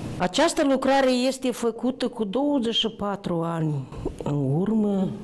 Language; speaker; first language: Romanian; non-native, local second language; Romany